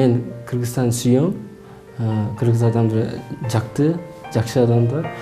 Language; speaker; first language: Kyrgyz; non-native, learner; Korean